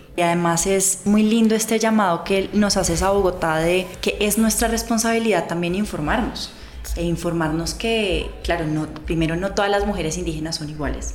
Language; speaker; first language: Spanish; native; Spanish